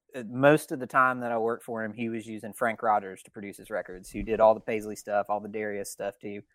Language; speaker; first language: English; native; English